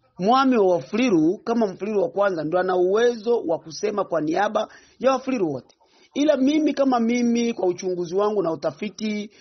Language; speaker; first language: Swahili; non-native, local second language; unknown